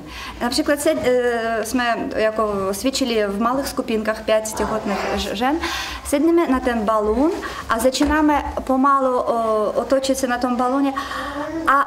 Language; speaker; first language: Czech; non-native, learner; Russian